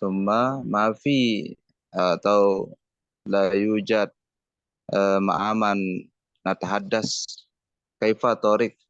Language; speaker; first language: Arabic; non-native, learner; Indonesian